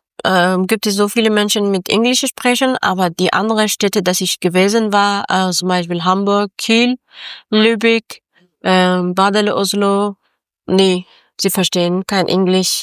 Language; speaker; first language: German; non-native, learner; Persian